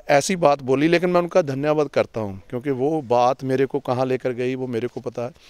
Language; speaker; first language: Hindi; non-native, local second language; Punjabi